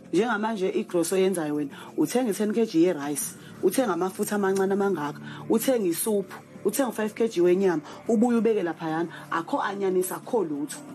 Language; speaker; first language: Zulu; native; Zulu